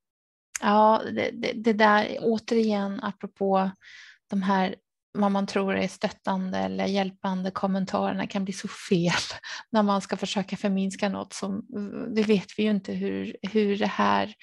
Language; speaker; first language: Swedish; native; Swedish